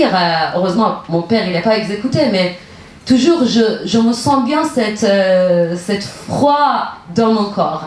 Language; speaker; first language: French; non-native, learner; Persian